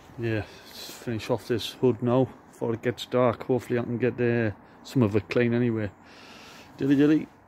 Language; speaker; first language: English; native; English